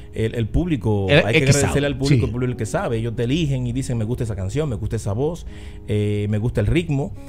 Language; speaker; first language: Spanish; native; Spanish